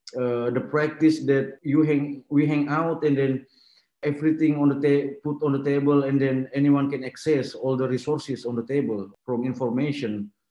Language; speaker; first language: English; non-native, fluent; Indonesian